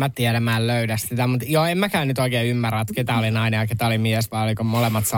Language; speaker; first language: Finnish; native; Finnish